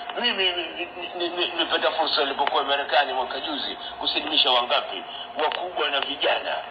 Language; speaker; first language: Swahili; native; Swahili